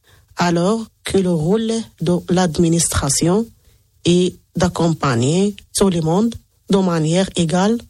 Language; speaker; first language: French; non-native, local second language; Arabic